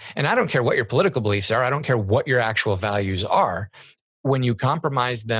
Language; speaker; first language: English; native; English